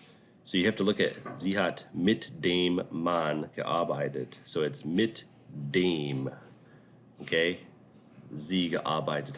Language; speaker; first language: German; non-native, fluent; English